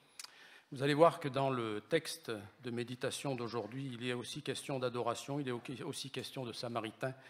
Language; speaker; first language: French; native; French